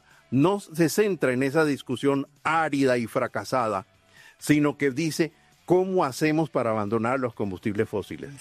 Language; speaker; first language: Spanish; native; Spanish